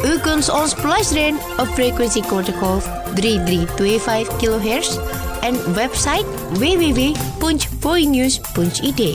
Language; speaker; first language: Dutch; non-native, fluent; Indonesian